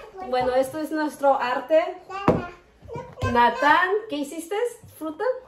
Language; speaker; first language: Spanish; early bilingual, heritage; Spanish